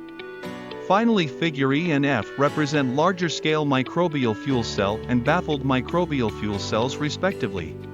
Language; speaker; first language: English; non-native, fluent; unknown